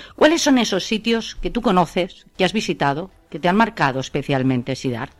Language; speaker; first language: Spanish; native; Spanish